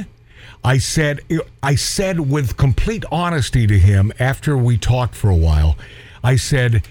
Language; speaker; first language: English; native; English